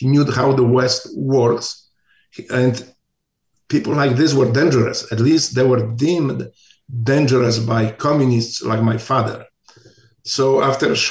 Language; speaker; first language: English; non-native, fluent; Polish